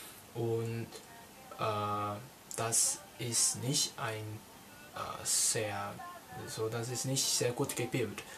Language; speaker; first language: German; non-native, learner; Cantonese